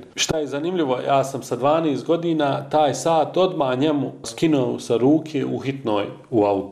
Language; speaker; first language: Croatian; native; Croatian